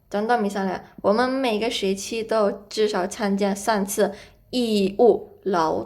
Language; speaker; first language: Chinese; non-native, fluent; Indonesian